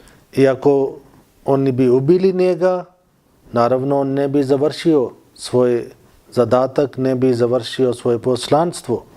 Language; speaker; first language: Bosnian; non-native, fluent; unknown